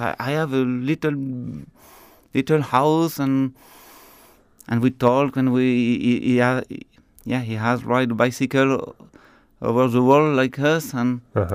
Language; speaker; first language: English; non-native, learner; French